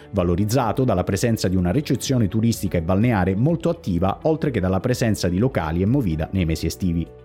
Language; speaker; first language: Italian; native; Italian